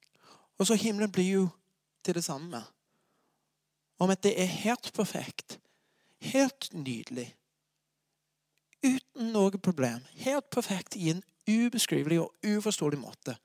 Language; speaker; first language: Norwegian; non-native, fluent; English